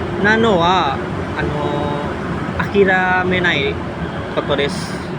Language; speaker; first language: Japanese; non-native, learner; Indonesian